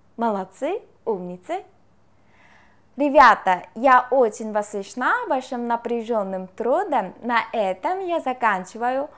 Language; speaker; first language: Russian; non-native, fluent; Korean